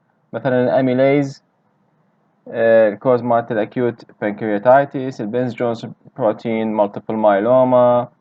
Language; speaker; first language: Arabic; native; Arabic